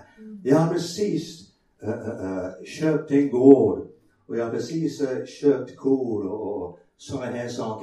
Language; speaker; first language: Swedish; non-native, fluent; English